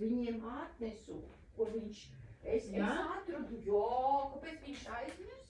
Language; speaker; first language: Latvian; non-native, local second language; Russian